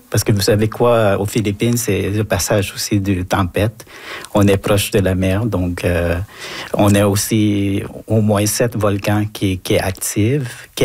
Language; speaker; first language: French; non-native, fluent; Filipino